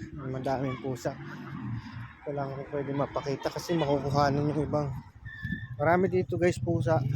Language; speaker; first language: Filipino; native; Filipino